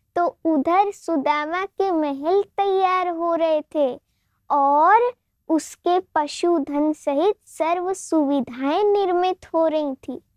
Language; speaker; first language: Hindi; non-native, local second language; Gujarati